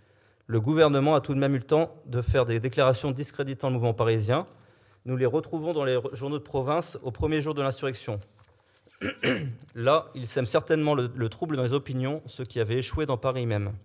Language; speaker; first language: French; native; French